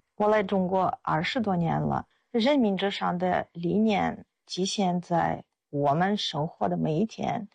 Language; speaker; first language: Chinese; non-native, fluent; Russian